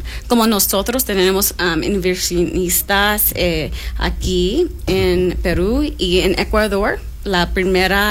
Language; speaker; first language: Spanish; non-native, learner; English